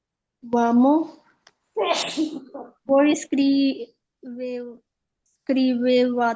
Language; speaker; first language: Italian; non-native, learner; Urdu